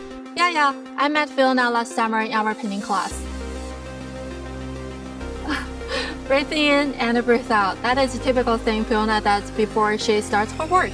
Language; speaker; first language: English; non-native, fluent; Chinese